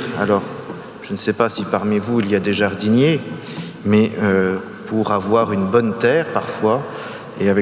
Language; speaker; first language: French; native; French